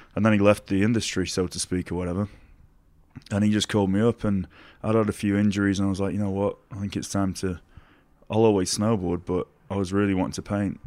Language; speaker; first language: English; native; English